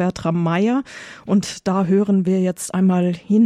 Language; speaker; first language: German; native; German